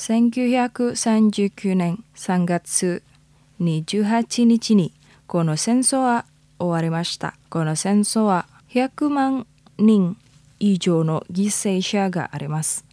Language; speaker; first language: Japanese; non-native, fluent; Indonesian